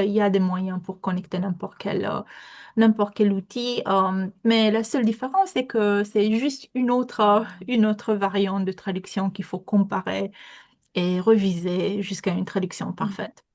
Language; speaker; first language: French; non-native, fluent; Romanian